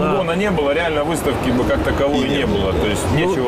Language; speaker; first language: Russian; native; Russian